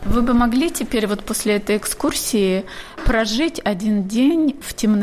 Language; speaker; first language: Russian; native; Russian